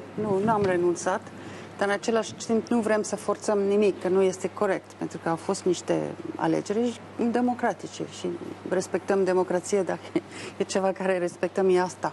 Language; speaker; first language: Romanian; non-native, fluent; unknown